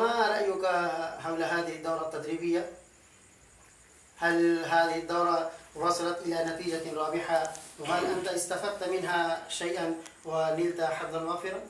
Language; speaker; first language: Arabic; non-native, fluent; Urdu